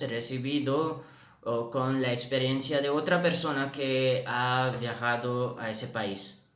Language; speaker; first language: Spanish; non-native, fluent; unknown